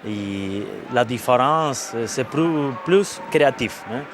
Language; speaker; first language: French; non-native, fluent; Spanish